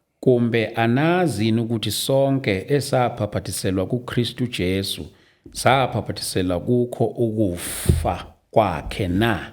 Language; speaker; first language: Zulu; native; Zulu